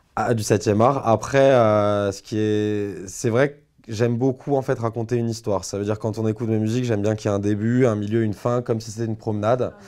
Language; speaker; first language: French; native; French